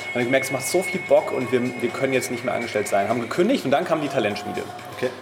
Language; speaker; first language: German; native; German